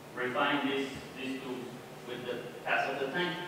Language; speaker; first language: English; non-native, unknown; Spanish